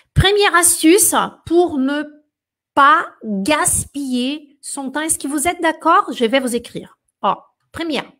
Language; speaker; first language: French; non-native, fluent; Portuguese